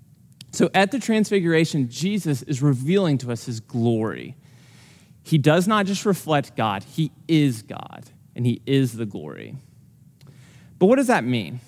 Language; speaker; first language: English; native; English